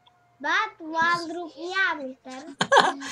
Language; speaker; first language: English; non-native, learner; Indonesian